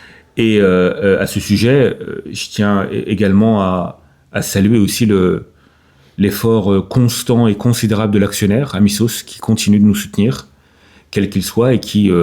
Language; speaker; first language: French; native; French